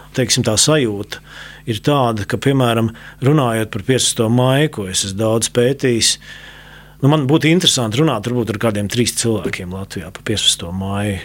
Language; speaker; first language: Latvian; native; Latvian